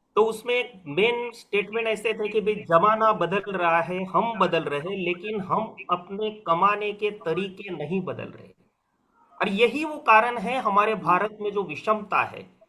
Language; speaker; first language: Hindi; non-native, local second language; Marathi